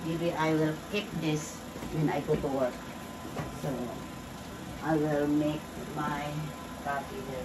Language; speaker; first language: English; non-native, learner; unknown